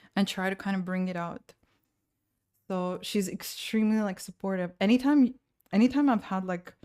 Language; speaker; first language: English; non-native, fluent; Latvian